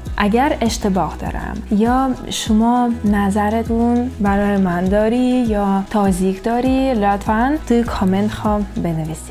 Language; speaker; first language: Persian; non-native, learner; Russian